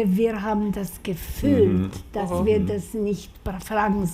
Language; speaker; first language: German; non-native, fluent; Slovak